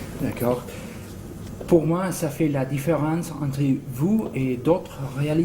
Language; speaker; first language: French; non-native, fluent; Spanish